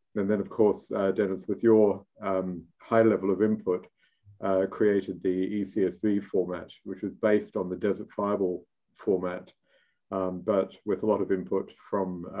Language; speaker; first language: English; native; English